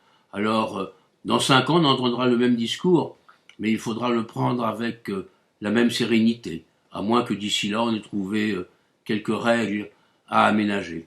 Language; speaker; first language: French; native; French